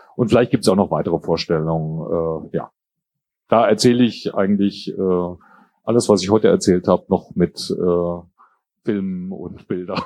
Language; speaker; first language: German; native; German